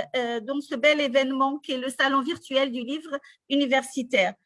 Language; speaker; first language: French; non-native, local second language; Arabic